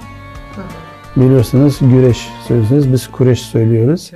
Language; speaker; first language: Turkish; non-native, learner; Crimean Tatar